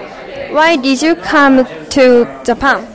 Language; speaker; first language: English; non-native, learner; Japanese